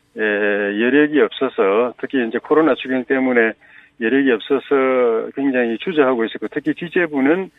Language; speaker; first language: Korean; native; Korean